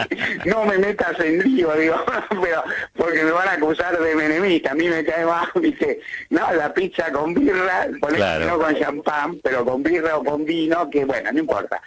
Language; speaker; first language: Spanish; native; Spanish